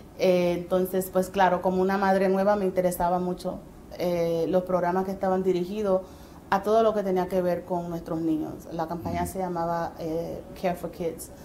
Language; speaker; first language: Spanish; early bilingual, heritage; English